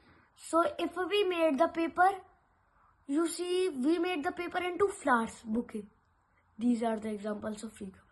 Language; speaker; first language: English; non-native, local second language; Hindi